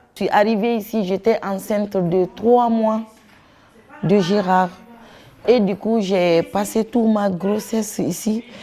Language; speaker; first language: French; non-native, local second language; Fula